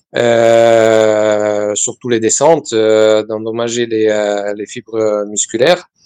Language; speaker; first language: French; non-native, fluent; Serbian